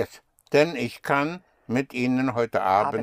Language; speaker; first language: German; non-native, learner; English